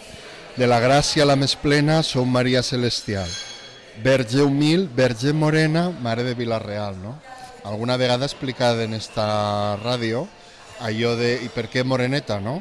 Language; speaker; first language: Catalan; native; Catalan